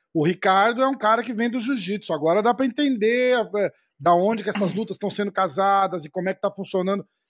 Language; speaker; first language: Portuguese; native; Portuguese